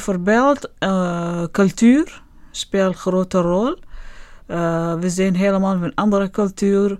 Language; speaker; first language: Dutch; non-native, learner; Arabic